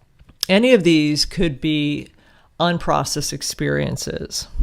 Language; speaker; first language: English; native; English